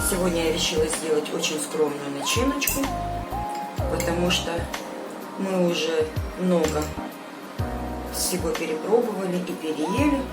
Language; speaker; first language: Russian; non-native, local second language; Ukrainian